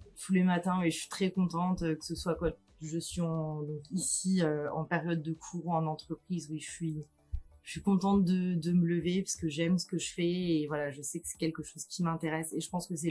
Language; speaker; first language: French; native; French